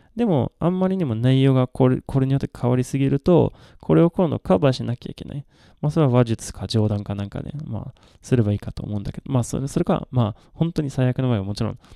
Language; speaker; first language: Japanese; non-native, fluent; Swedish